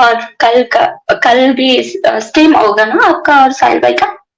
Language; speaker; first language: Hindi; non-native, local second language; Kannada